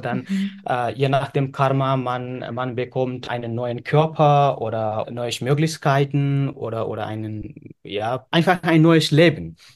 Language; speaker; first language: German; non-native, fluent; Nepali